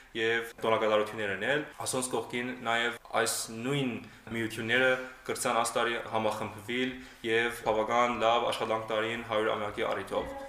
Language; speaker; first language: Armenian; early bilingual, heritage; Armenian